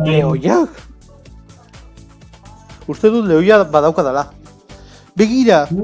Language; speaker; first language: Basque; non-native, local second language; Spanish